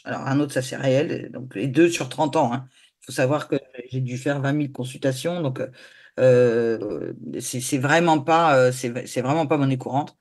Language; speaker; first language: French; native; French